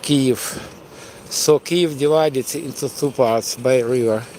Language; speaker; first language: English; non-native, fluent; Russian